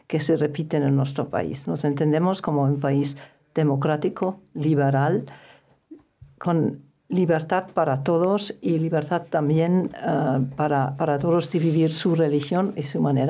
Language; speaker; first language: Spanish; non-native, fluent; German